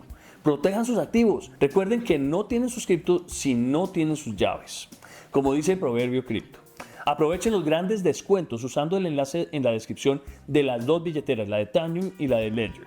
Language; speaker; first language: Spanish; native; Spanish